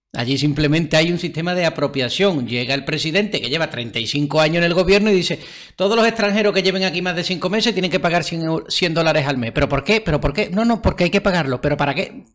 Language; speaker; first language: Spanish; native; Spanish